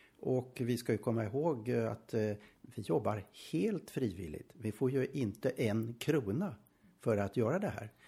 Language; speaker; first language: Swedish; native; Swedish